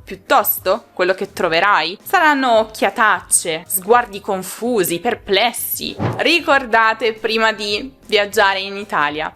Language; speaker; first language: Italian; native; Italian